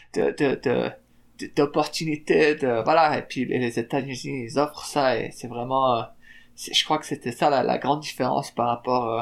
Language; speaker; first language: French; native; French